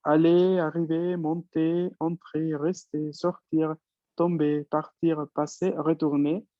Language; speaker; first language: French; non-native, fluent; Spanish